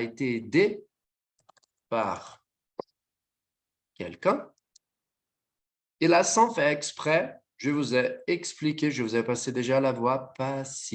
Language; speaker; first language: French; non-native, fluent; Portuguese